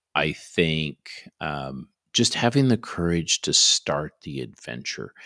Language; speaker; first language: English; native; English